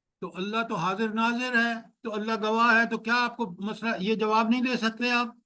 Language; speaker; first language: Urdu; native; Urdu